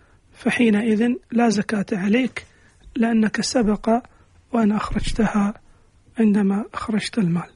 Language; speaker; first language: Arabic; native; Arabic